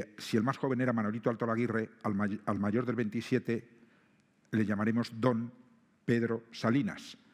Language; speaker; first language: Spanish; native; Spanish